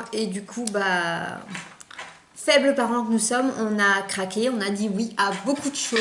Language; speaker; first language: French; native; French